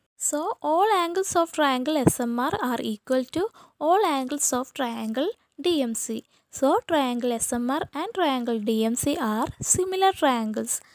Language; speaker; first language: English; non-native, local second language; Malayalam